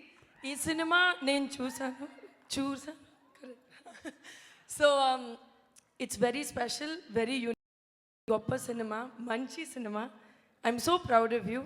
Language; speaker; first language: Telugu; non-native, local second language; Tamil